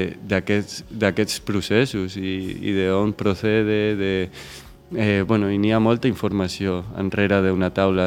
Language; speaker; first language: Catalan; non-native, local second language; Spanish